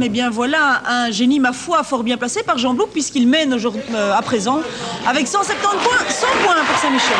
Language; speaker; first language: French; native; French